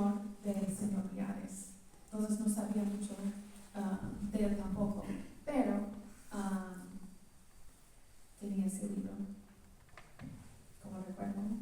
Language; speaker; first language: Spanish; early bilingual, heritage; English